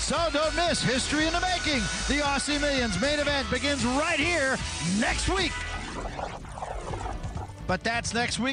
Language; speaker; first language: English; native; English